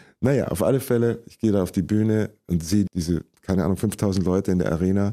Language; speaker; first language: German; early bilingual, other home language; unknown